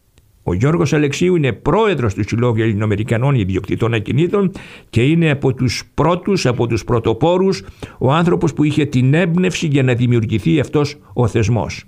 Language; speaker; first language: Greek; native; Greek